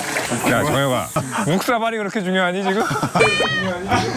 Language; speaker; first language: Korean; native; Korean